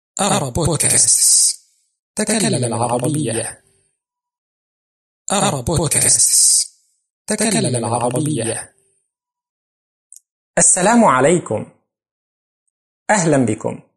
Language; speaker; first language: Arabic; non-native, fluent; Indonesian